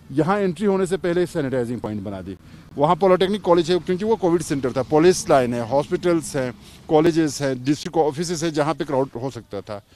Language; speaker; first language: Hindi; non-native, local second language; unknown